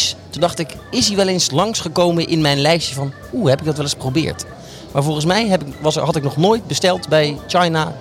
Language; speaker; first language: Dutch; native; Dutch